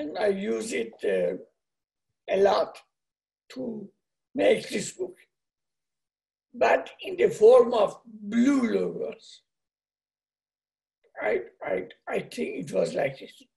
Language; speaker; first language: English; non-native, learner; Persian